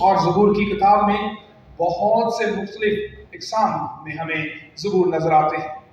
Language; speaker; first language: Urdu; non-native, local second language; Punjabi